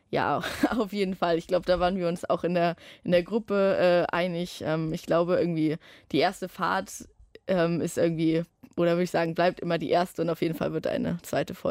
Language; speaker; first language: German; native; German